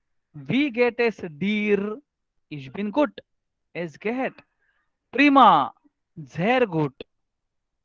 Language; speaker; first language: German; non-native, learner; Marathi